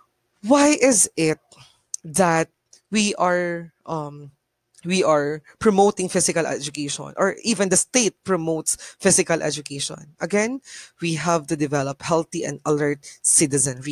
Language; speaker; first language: English; non-native, local second language; Bikol